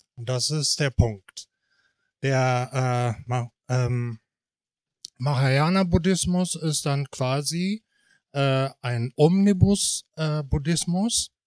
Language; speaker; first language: German; non-native, fluent; Japanese